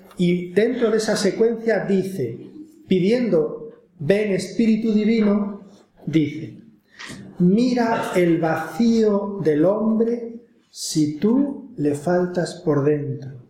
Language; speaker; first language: Spanish; native; Spanish